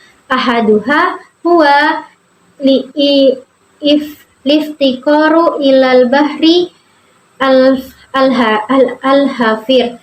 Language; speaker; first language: Arabic; non-native, learner; Indonesian